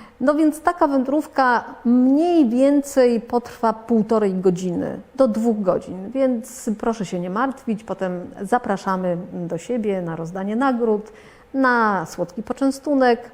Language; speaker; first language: Polish; native; Polish